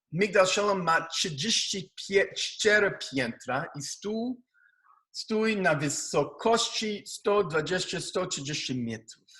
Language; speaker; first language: Polish; non-native, learner; Hebrew